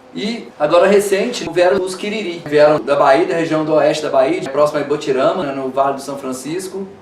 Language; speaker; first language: Portuguese; native; Portuguese